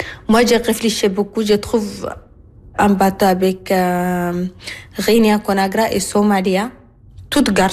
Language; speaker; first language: French; non-native, learner; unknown